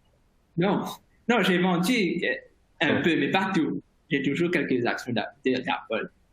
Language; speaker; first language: French; non-native, fluent; Morisyen